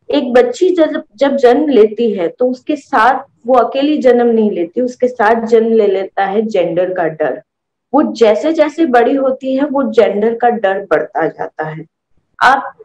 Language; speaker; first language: Hindi; native; Hindi